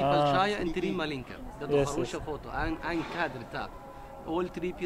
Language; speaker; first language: Russian; non-native, learner; Arabic